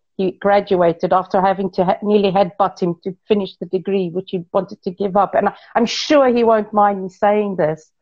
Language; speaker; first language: English; non-native, local second language; Portuguese